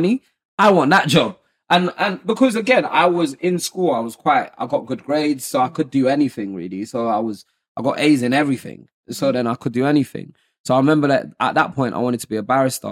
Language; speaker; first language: English; non-native, local second language; Yoruba